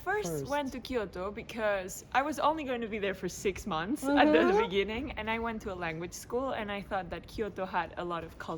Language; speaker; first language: English; non-native, fluent; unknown